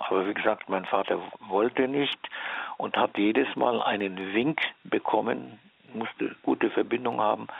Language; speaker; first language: German; early bilingual, heritage; German